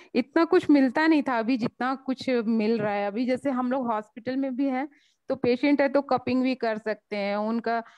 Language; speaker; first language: Hindi; native; Hindi